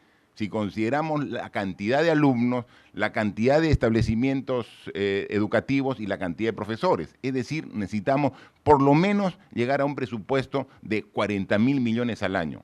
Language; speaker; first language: Spanish; native; Spanish